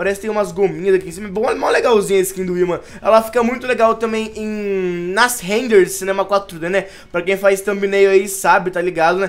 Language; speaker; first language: Portuguese; native; Portuguese